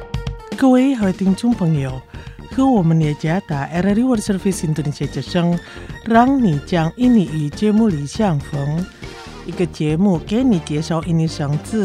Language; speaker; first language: Chinese; early bilingual, heritage; Chinese